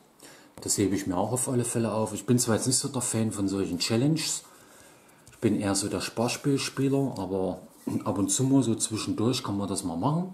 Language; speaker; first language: German; native; German